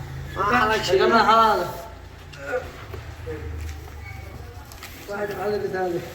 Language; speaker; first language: Arabic; native; Arabic